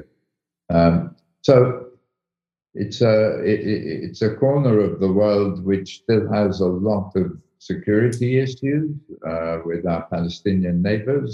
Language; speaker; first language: English; native; English